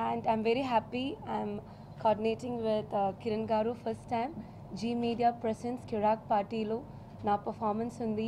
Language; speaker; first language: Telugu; non-native, local second language; Malayalam